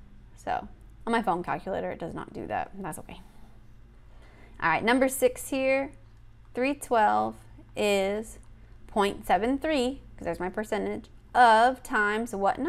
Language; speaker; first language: English; native; English